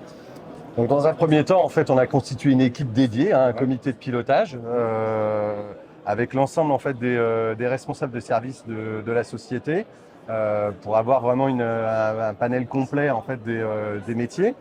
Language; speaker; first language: French; native; French